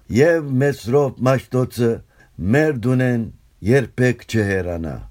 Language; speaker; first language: Armenian; early bilingual, heritage; Armenian